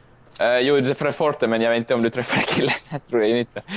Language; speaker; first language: Swedish; non-native, local second language; Finnish